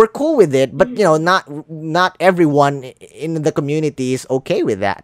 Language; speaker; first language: English; non-native, local second language; Filipino